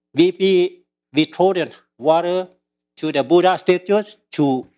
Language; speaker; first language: English; early bilingual, other home language; Lao